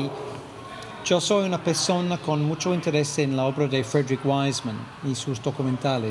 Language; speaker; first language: Spanish; non-native, fluent; English